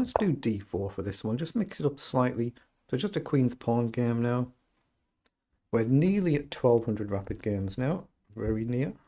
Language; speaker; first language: English; native; English